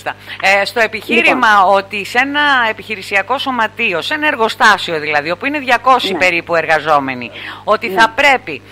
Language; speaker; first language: Greek; native; Greek